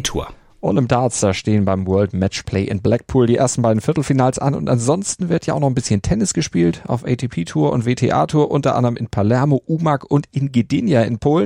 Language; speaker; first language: German; native; German